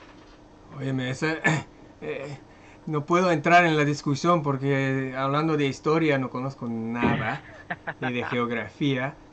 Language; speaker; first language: Spanish; non-native, fluent; French